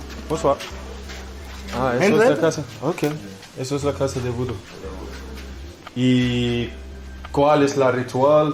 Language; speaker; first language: Spanish; non-native, learner; English